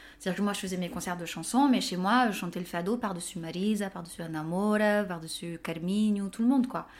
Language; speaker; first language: French; native; French